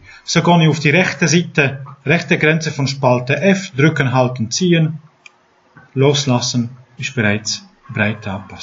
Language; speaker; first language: German; non-native, fluent; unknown